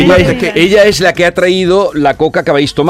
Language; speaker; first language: Spanish; native; Spanish